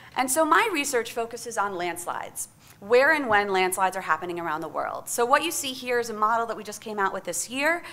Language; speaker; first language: English; native; English